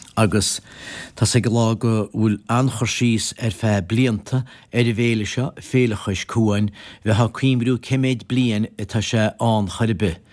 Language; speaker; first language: Irish; native; Irish